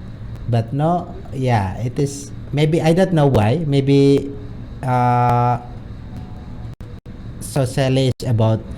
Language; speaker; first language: English; non-native, learner; Indonesian